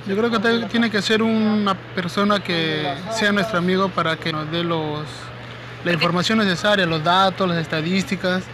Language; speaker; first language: Spanish; native; Spanish